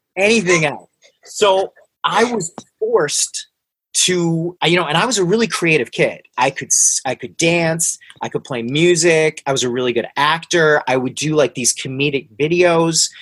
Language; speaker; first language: English; early bilingual, other home language; Hindi